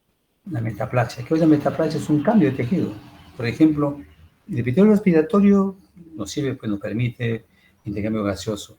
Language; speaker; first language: Spanish; native; Spanish